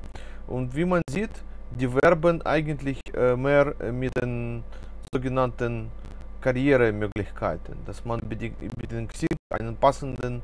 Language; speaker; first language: German; non-native, fluent; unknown